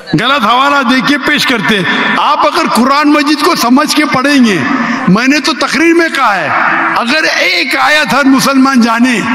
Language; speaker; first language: Hindi; non-native, local second language; Konkani